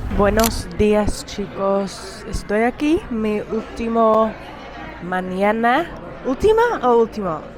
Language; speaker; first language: Spanish; non-native, learner; English